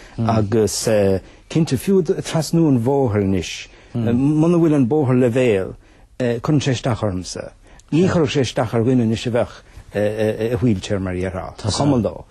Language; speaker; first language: Irish; native; Irish